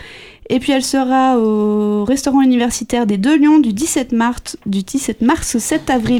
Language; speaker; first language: French; native; French